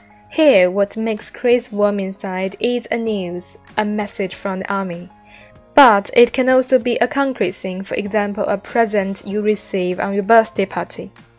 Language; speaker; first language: English; non-native, fluent; Chinese